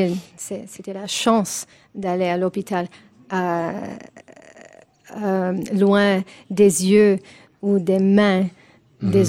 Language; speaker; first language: French; non-native, fluent; English